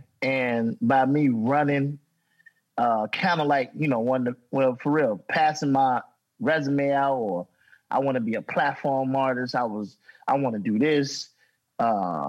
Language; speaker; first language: English; native; English